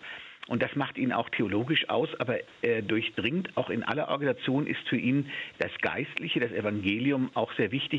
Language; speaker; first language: German; native; German